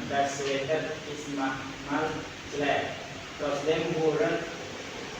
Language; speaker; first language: German; non-native, learner; Indonesian